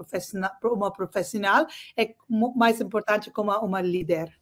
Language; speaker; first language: Portuguese; non-native, learner; English